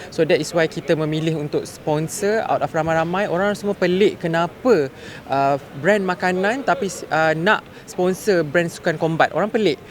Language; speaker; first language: Malay; native; Malay